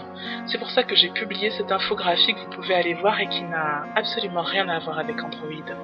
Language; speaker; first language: French; native; French